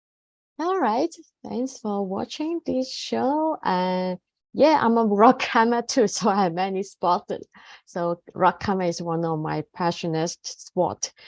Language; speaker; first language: English; non-native, fluent; Cantonese